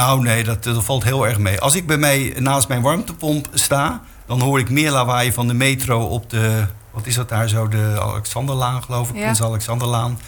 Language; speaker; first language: Dutch; native; Dutch